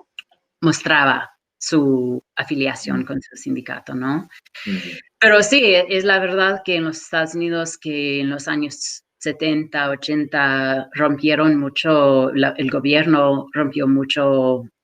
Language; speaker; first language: Spanish; non-native, fluent; English